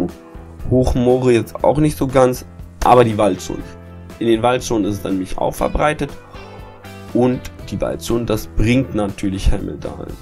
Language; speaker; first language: German; native; German